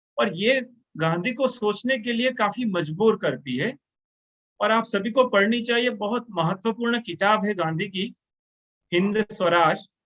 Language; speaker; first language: Hindi; non-native, local second language; Gujarati